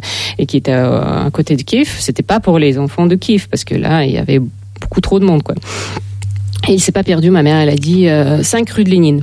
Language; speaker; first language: French; non-native, fluent; Russian